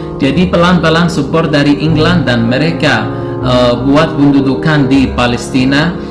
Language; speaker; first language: Indonesian; non-native, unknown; Arabic